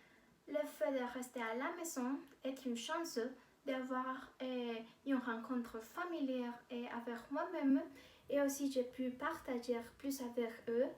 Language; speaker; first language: French; non-native, learner; Spanish